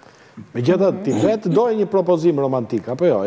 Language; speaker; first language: Albanian; native; Albanian